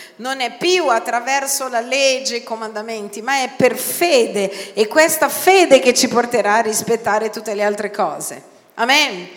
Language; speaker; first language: Italian; non-native, fluent; Portuguese